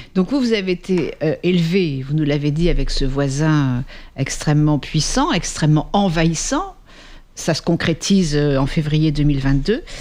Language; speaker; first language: French; native; French